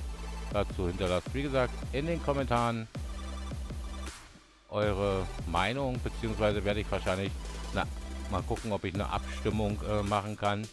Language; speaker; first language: German; native; German